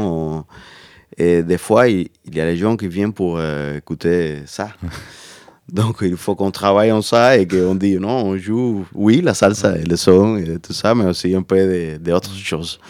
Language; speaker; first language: French; non-native, learner; Spanish